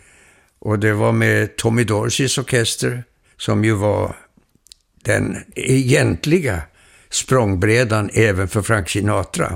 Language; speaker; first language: Swedish; early bilingual, heritage; Danish